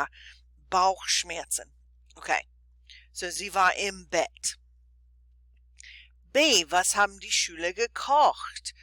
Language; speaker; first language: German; non-native, fluent; English